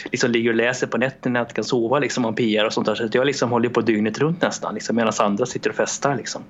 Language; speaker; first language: Swedish; early bilingual, other home language; Romanian